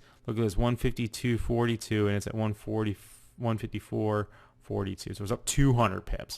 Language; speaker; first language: English; native; English